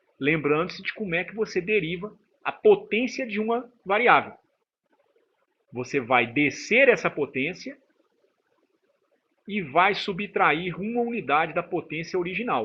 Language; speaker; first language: Portuguese; native; Portuguese